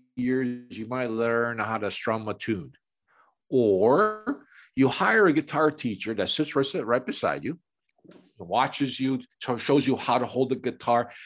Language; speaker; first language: English; native; English